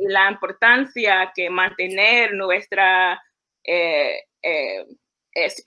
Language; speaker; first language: Spanish; early bilingual, heritage; English